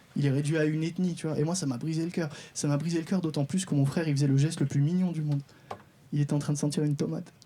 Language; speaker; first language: French; non-native, local second language; Arabic